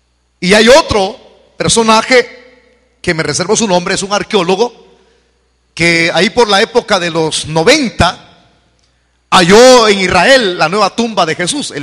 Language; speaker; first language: Spanish; native; Spanish